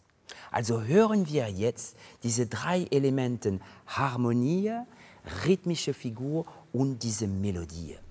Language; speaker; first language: German; non-native, fluent; French